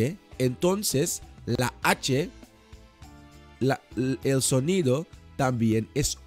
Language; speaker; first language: Spanish; non-native, fluent; Dutch